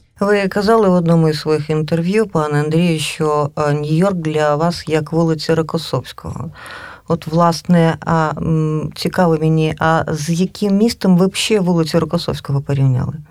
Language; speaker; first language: Ukrainian; native; Ukrainian